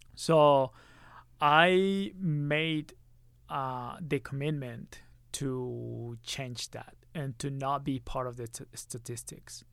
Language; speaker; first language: English; early bilingual, other home language; Spanish